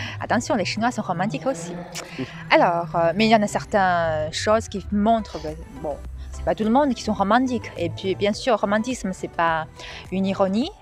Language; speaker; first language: French; non-native, fluent; Chinese